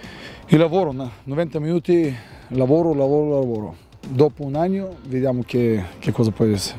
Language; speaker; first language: Italian; non-native, learner; Bulgarian